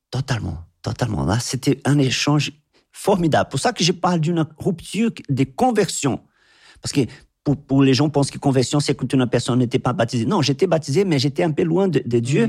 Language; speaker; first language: French; non-native, fluent; Portuguese